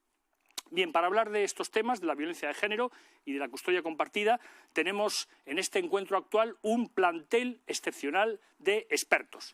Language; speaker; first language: Spanish; native; Spanish